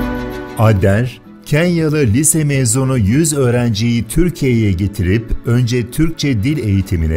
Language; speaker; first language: Turkish; native; Turkish